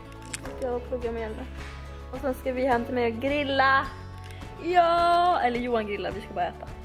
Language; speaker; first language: Swedish; native; Swedish